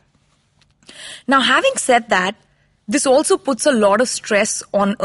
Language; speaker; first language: English; non-native, local second language; Hindi